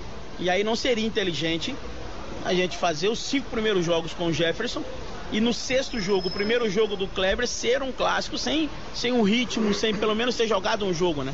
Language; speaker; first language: Portuguese; native; Portuguese